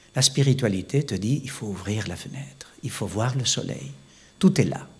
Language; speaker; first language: French; non-native, fluent; Spanish